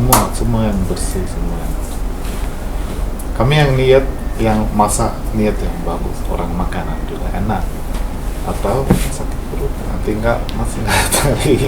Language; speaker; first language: Indonesian; non-native, local second language; Malayalam